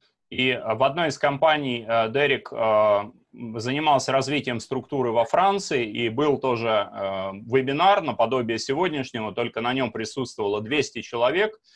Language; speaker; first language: Russian; native; Russian